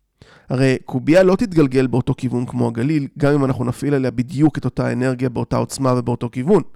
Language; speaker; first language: Hebrew; native; Hebrew